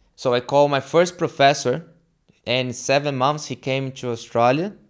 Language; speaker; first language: English; non-native, learner; Portuguese